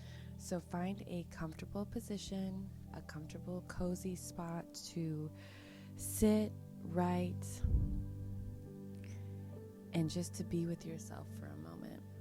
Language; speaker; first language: English; native; English